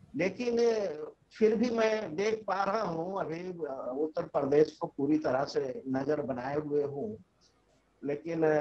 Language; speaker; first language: Hindi; native; Hindi